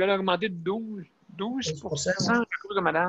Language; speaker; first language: French; native; French